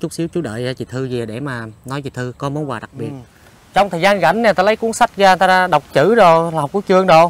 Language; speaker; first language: Vietnamese; native; Vietnamese